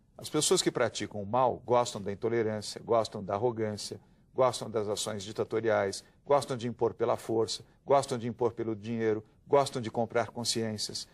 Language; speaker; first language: Portuguese; native; Portuguese